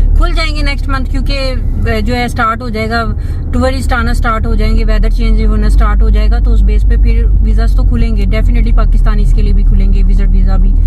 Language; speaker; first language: Urdu; non-native, local second language; Punjabi